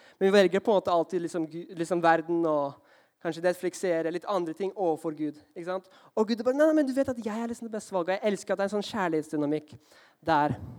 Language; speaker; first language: Norwegian; early bilingual, heritage; Norwegian